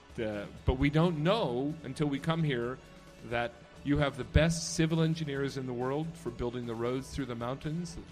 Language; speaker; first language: English; native; English